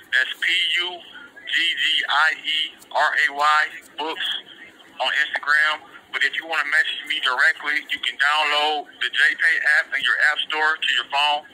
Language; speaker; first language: English; native; English